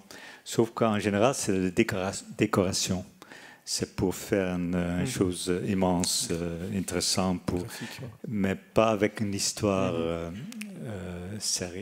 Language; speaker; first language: French; non-native, fluent; Dutch